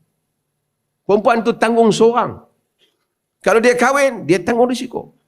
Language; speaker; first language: Malay; native; Malay